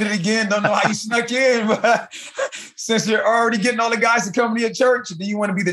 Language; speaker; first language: English; native; English